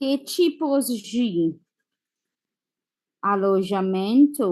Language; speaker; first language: Portuguese; non-native, fluent; English